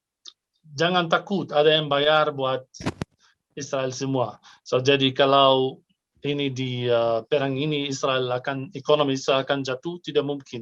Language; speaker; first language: Indonesian; non-native, fluent; Arabic